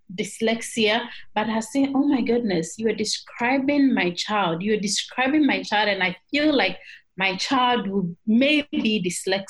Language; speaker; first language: English; non-native, local second language; Akan